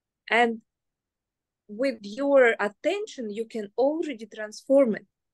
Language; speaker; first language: English; non-native, learner; Russian